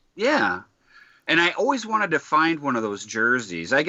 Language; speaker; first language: English; native; English